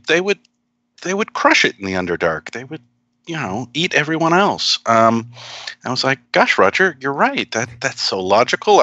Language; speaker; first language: English; native; English